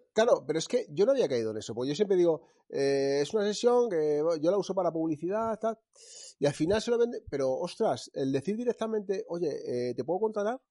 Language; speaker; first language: Spanish; native; Spanish